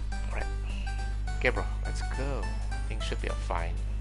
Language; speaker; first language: English; non-native, local second language; Malay